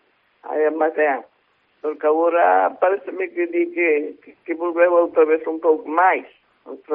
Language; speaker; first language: Galician; native; Galician